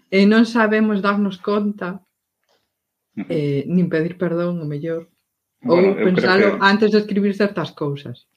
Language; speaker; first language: Galician; non-native, local second language; Spanish